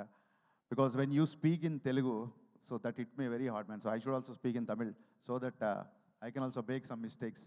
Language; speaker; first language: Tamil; non-native, learner; Telugu